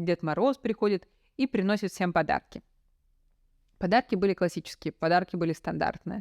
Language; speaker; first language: Russian; native; Russian